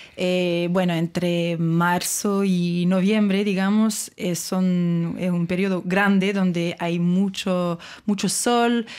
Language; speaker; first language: Spanish; non-native, fluent; French